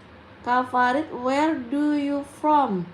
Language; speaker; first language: English; non-native, learner; Indonesian